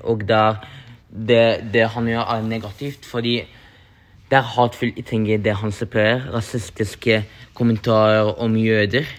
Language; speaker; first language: Norwegian; non-native, local second language; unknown